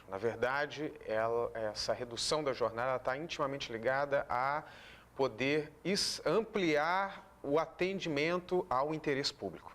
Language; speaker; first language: Portuguese; native; Portuguese